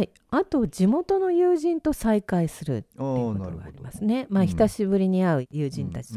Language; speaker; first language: Japanese; native; Japanese